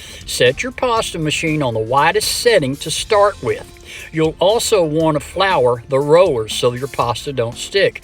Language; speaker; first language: English; native; English